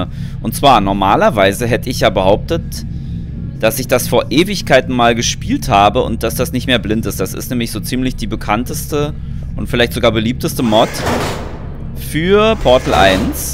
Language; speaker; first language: German; native; German